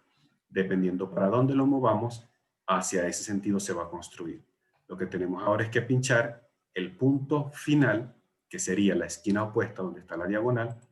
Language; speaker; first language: Spanish; native; Spanish